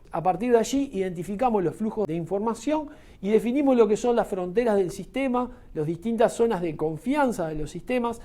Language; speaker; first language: Spanish; native; Spanish